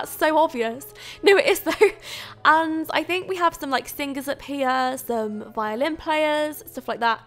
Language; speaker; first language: English; native; English